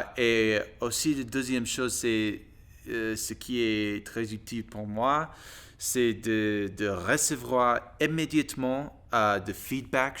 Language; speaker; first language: French; non-native, learner; English